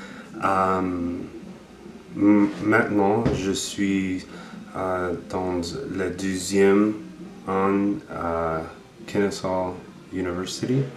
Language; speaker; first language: French; non-native, learner; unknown